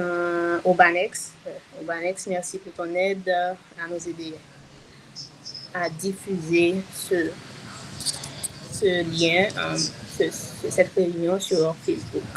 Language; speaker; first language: French; non-native, local second language; Haitian Creole